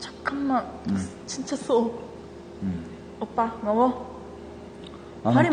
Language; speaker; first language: Korean; non-native, learner; Japanese